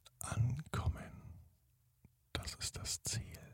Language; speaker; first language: German; native; German